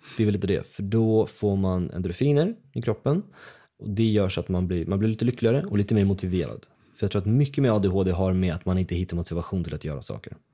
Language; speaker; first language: Swedish; early bilingual, other home language; Russian